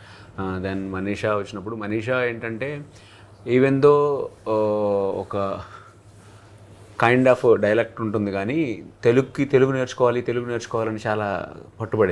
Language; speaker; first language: Telugu; native; Telugu